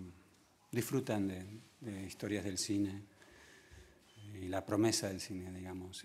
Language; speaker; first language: Spanish; early bilingual, other home language; English